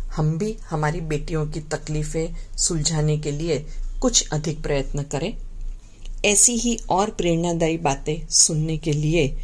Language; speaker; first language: Hindi; non-native, local second language; Gujarati